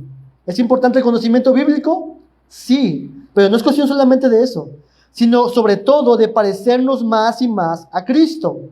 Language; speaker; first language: Spanish; native; Spanish